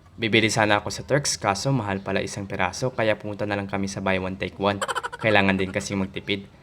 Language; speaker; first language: Filipino; non-native, local second language; Pangasinan